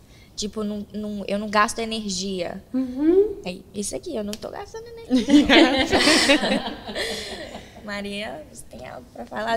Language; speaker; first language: Portuguese; early bilingual, heritage; Portuguese